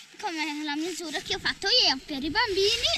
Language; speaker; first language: Italian; non-native, local second language; Ladin